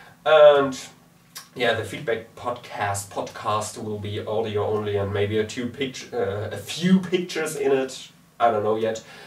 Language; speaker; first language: English; non-native, fluent; German